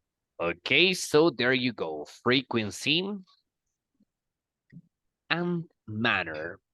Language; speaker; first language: English; non-native, fluent; Spanish